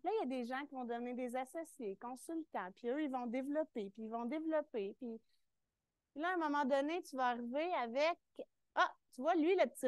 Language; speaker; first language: French; native; French